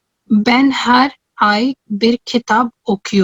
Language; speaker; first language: Turkish; non-native, learner; Urdu